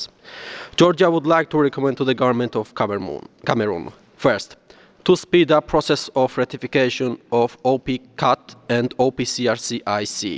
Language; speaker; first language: English; non-native, fluent; Georgian